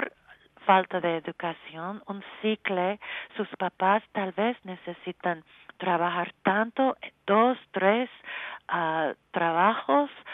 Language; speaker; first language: Spanish; non-native, learner; English